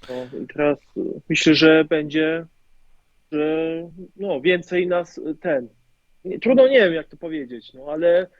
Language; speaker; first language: Polish; early bilingual, heritage; German